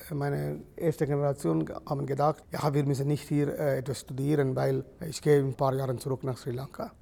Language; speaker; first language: German; non-native, fluent; Sinhala